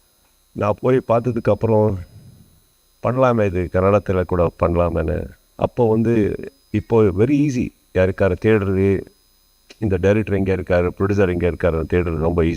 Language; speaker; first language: Tamil; non-native, learner; Kannada